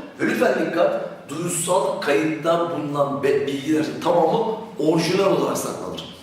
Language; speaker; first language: Turkish; native; Turkish